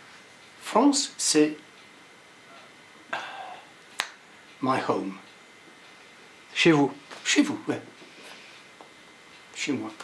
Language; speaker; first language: French; non-native, learner; English